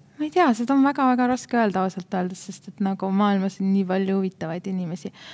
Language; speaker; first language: Estonian; native; Estonian